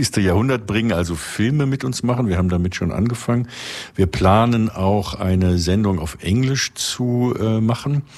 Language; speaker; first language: German; native; German